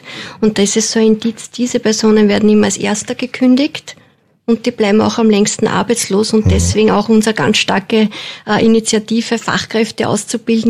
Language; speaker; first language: German; native; German